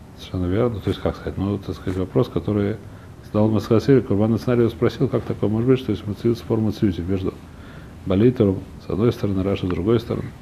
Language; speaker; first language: Russian; early bilingual, heritage; Russian